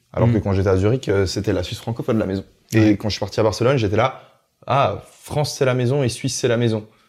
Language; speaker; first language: French; native; French